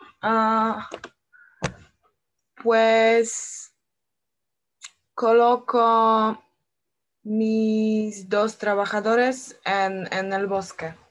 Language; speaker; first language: Spanish; non-native, learner; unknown